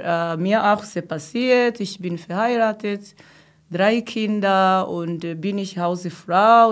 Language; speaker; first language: German; non-native, learner; Kinyarwanda